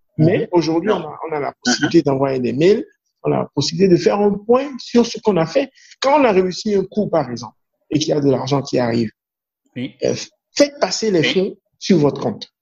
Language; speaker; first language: French; non-native, local second language; Fon